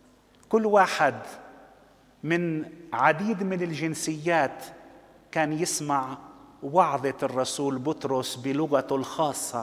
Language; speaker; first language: Arabic; native; Arabic